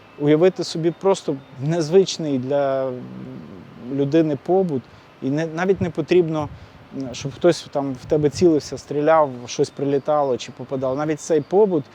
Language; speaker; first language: Ukrainian; native; Ukrainian